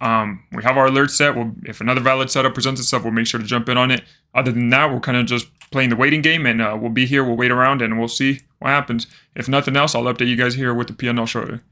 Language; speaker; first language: English; native; English